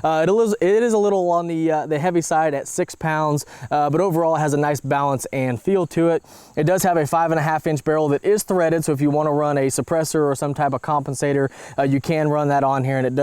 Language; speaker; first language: English; native; English